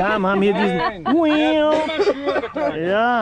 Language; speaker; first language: German; native; German